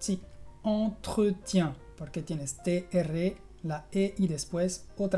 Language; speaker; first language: Spanish; non-native, fluent; French